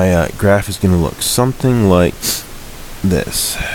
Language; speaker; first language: English; native; English